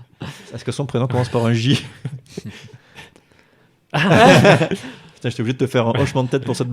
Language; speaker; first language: French; native; French